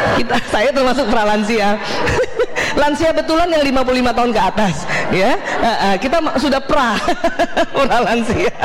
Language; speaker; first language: Indonesian; native; Indonesian